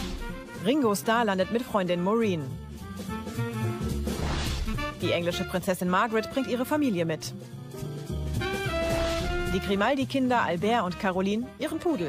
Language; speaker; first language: German; native; German